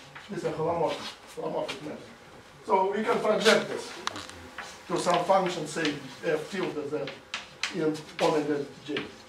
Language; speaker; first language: English; non-native, fluent; Russian